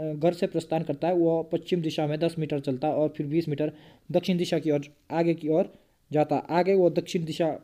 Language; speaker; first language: Hindi; native; Hindi